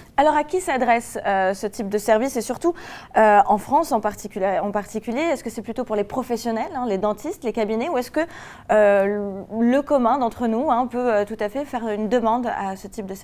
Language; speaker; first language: French; native; French